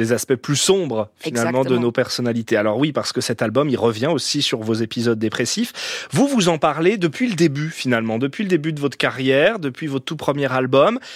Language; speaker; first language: French; native; French